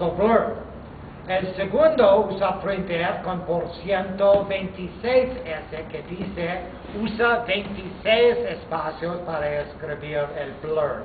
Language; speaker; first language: Spanish; non-native, fluent; English